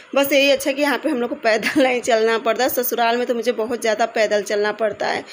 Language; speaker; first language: Hindi; native; Hindi